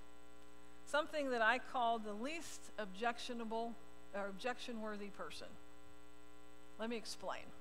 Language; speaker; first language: English; native; English